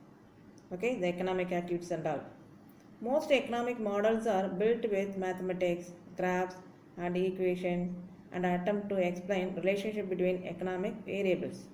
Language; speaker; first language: English; non-native, local second language; Tamil